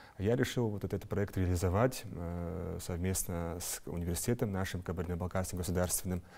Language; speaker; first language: Russian; non-native, local second language; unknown